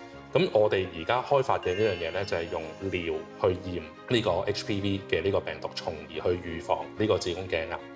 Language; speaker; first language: Cantonese; native; Cantonese